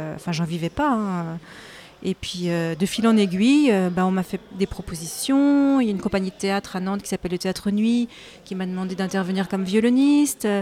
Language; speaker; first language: French; native; French